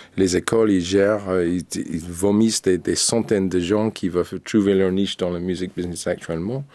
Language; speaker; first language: French; non-native, fluent; English